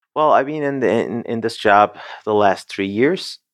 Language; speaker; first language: English; non-native, fluent; Turkish